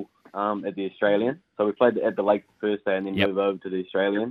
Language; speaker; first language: English; native; English